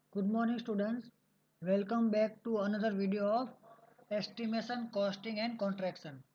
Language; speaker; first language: English; non-native, local second language; Gujarati